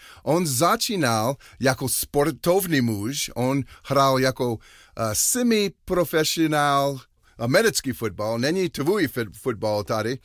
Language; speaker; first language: Czech; non-native, learner; English